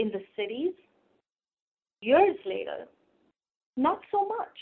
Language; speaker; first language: English; non-native, local second language; Hindi